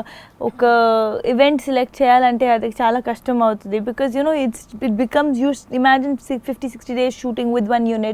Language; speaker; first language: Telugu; non-native, local second language; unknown